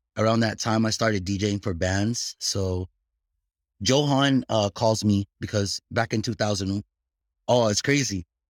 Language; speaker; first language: English; early bilingual, other home language; Filipino